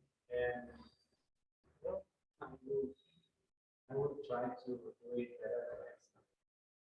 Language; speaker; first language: English; non-native, learner; Spanish